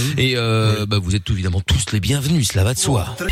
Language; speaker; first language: French; native; French